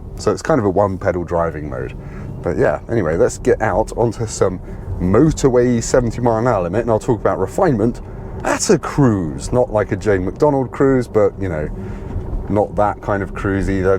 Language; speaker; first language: English; native; English